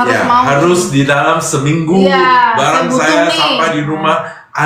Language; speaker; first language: Indonesian; non-native, fluent; English